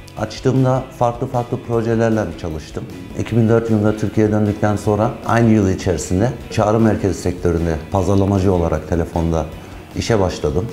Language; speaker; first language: Turkish; early bilingual, heritage; Turkish